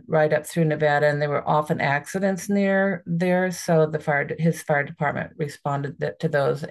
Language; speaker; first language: English; native; English